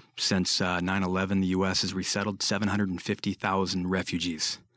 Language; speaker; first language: English; native; English